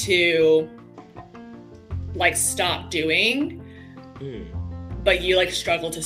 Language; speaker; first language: English; native; English